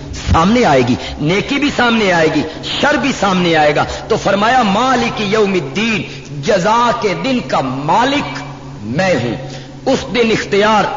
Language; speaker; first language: Urdu; native; Urdu